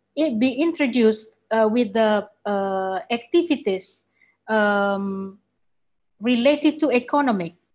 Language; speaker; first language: English; non-native, fluent; Indonesian